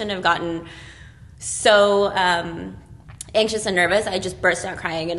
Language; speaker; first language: English; non-native, local second language; Filipino